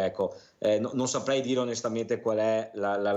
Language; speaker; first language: Italian; native; Italian